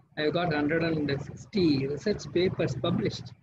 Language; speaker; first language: English; non-native, local second language; Tamil